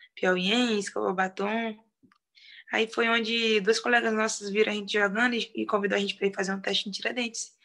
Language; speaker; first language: Portuguese; native; Portuguese